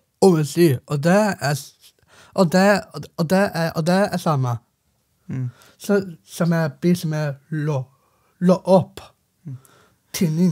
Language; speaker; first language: Swedish; non-native, learner; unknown